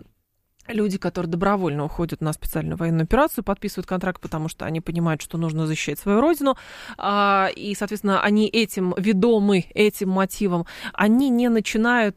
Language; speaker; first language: Russian; native; Russian